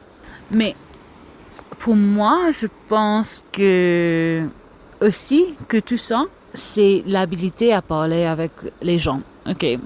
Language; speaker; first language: French; non-native, local second language; Morisyen